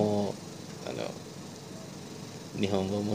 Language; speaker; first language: Japanese; non-native, learner; Persian